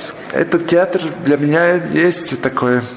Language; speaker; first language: Russian; non-native, local second language; Latvian